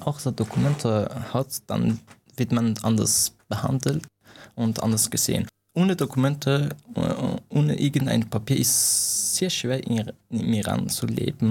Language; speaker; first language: German; non-native, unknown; Persian